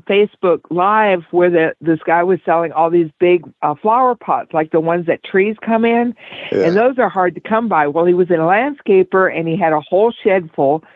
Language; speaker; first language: English; native; English